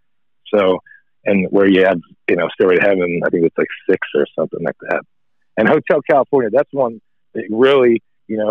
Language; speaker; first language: English; native; English